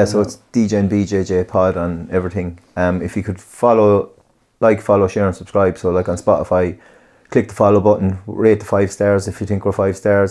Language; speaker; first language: English; native; English